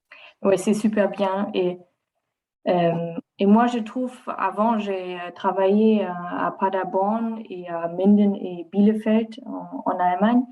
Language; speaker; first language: French; non-native, learner; German